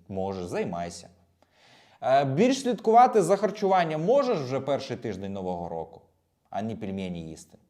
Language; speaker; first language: Ukrainian; non-native, local second language; Russian